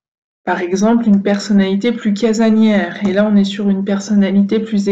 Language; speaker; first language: French; native; French